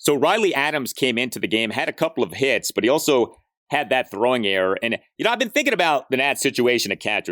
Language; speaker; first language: English; native; English